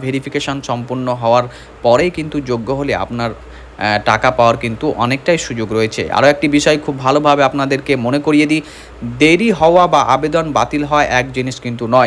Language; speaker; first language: Bangla; native; Bangla